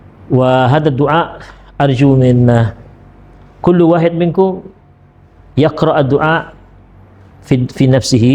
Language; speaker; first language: Arabic; non-native, fluent; Indonesian